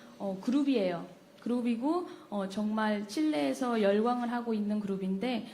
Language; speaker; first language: Korean; native; Korean